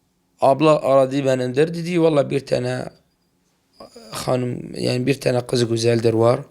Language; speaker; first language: Turkish; non-native, learner; Arabic